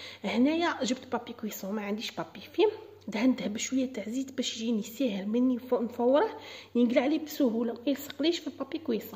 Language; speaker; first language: Arabic; native; Arabic